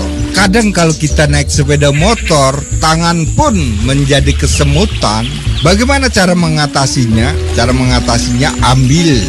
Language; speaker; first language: Indonesian; native; Indonesian